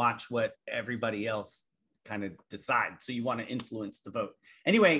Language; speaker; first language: English; native; English